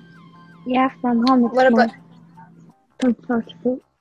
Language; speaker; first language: English; non-native, learner; Arabic